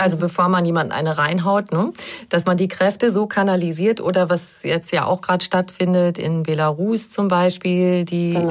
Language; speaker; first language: German; native; German